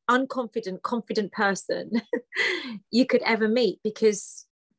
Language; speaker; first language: English; early bilingual, other home language; Greek